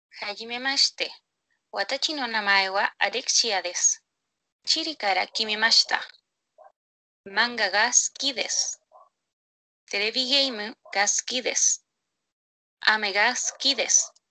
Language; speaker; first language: Japanese; non-native, learner; Spanish